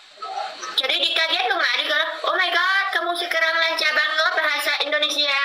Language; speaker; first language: Indonesian; non-native, learner; Vietnamese